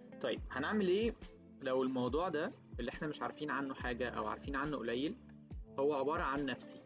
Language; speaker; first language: Arabic; native; Arabic